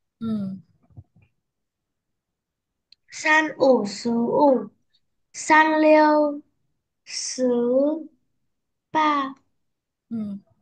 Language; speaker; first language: Chinese; non-native, learner; Vietnamese